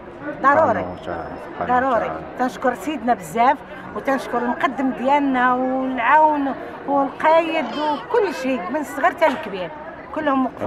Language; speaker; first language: Arabic; native; Arabic